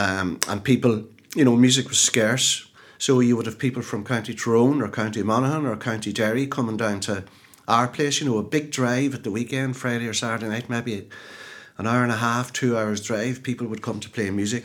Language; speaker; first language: English; native; English